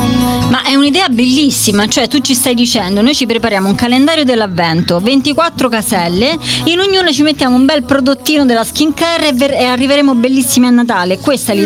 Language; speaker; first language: Italian; native; Italian